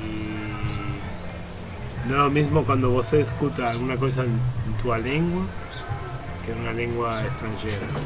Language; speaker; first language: Portuguese; non-native, fluent; Spanish